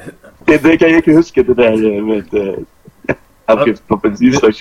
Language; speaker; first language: Danish; non-native, local second language; Faroese